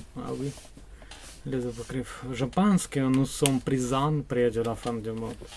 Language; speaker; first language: French; non-native, learner; Russian